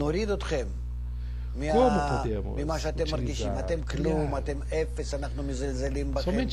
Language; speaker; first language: Hebrew; non-native, fluent; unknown